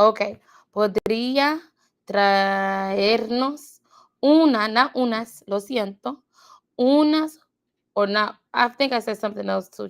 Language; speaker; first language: Spanish; non-native, learner; English